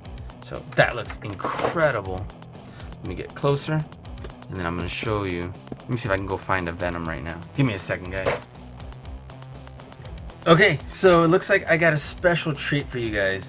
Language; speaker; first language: English; native; English